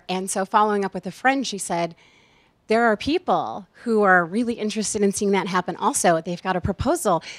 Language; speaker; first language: English; native; English